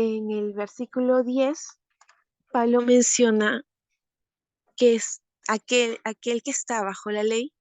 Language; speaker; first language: Spanish; native; Spanish